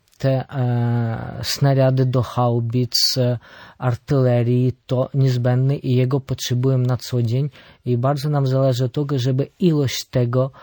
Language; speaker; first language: Polish; non-native, fluent; Ukrainian